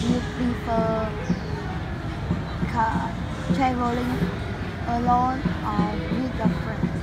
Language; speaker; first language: English; non-native, learner; Vietnamese